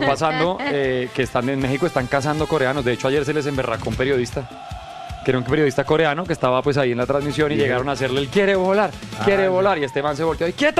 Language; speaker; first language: Spanish; native; Spanish